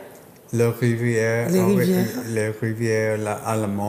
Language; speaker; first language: French; non-native, learner; English